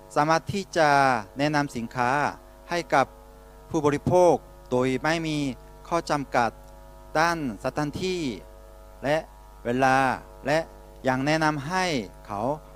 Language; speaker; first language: Thai; non-native, fluent; Korean